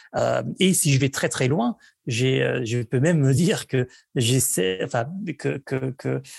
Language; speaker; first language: French; non-native, fluent; Spanish